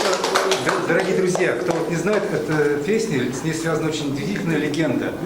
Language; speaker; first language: Russian; native; Russian